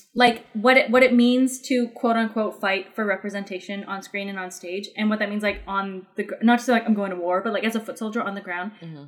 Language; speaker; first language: English; early bilingual, other home language; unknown